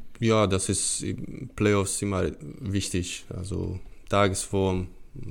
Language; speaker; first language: German; non-native, fluent; Bosnian